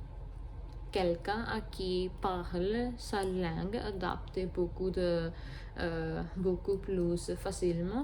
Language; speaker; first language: French; non-native, learner; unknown